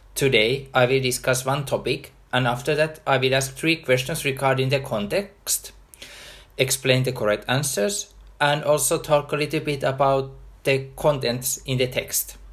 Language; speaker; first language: English; non-native, fluent; Finnish